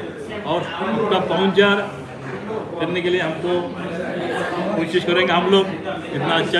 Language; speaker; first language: Hindi; non-native, local second language; Marathi